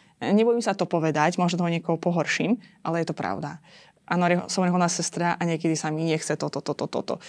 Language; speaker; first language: Slovak; non-native, fluent; Azerbaijani